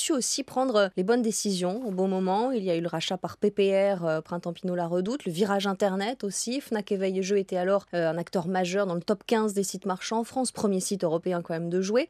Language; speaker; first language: French; native; French